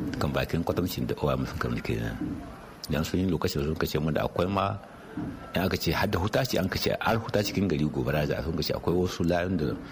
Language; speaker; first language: Hausa; native; Hausa